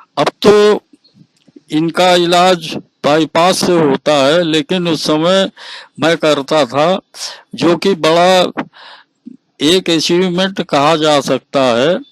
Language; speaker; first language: Hindi; native; Hindi